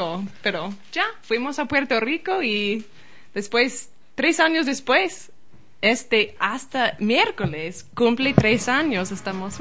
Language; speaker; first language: Spanish; non-native, learner; English